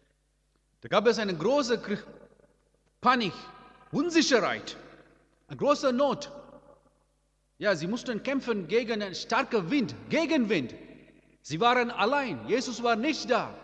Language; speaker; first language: German; non-native, learner; Amharic